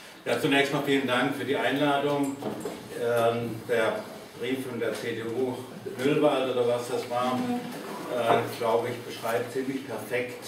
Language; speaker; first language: German; native; German